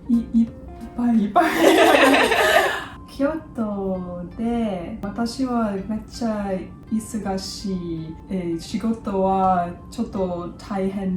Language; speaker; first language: Japanese; non-native, learner; English